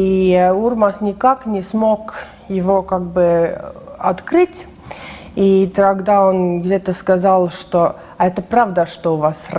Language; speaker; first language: Russian; non-native, fluent; Estonian